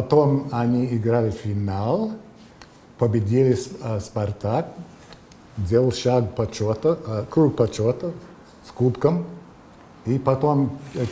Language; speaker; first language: Russian; non-native, fluent; English